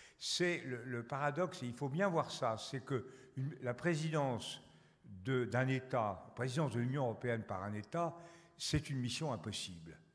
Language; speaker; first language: French; native; French